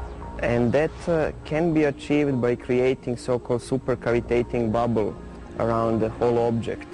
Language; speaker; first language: English; non-native, fluent; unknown